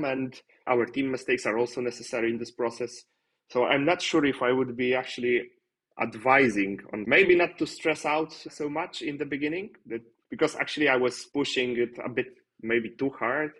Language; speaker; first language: English; non-native, fluent; Polish